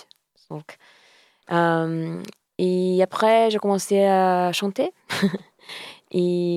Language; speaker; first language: French; non-native, learner; Portuguese